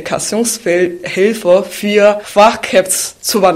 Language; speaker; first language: German; non-native, fluent; Chinese